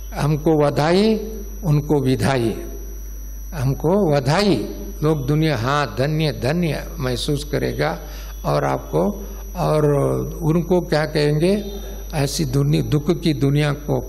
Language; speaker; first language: Hindi; non-native, local second language; Kannada